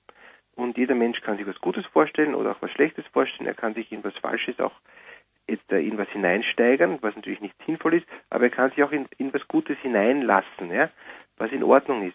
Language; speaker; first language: German; native; German